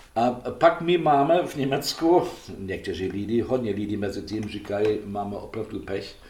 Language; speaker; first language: Czech; non-native, fluent; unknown